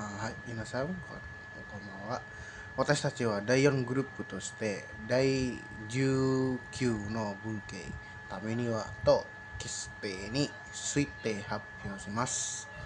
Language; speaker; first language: Japanese; non-native, learner; Indonesian